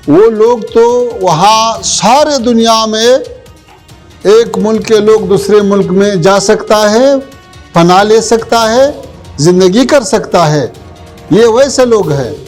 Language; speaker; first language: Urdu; non-native, fluent; Pashto